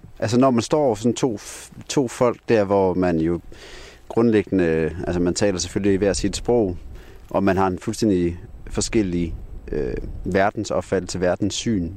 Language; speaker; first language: Danish; native; Danish